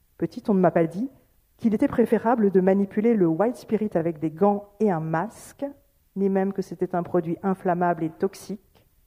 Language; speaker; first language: French; native; French